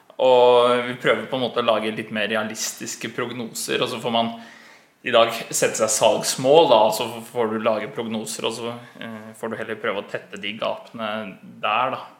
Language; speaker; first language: Norwegian; native; Norwegian